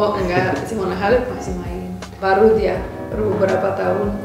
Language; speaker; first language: Indonesian; non-native, fluent; Romanian